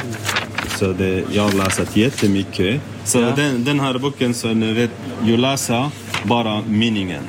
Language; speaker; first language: Swedish; non-native, learner; Arabic